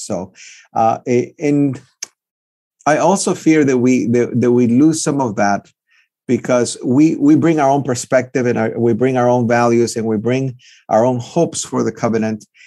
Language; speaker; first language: English; early bilingual, other home language; Spanish